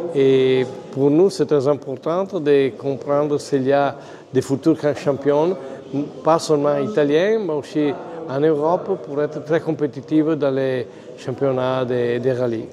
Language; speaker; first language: French; non-native, fluent; Italian